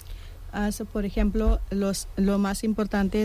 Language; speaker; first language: Spanish; non-native, learner; Punjabi